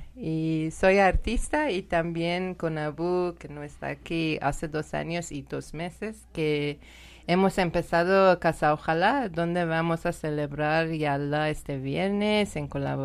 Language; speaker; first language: Spanish; non-native, learner; Persian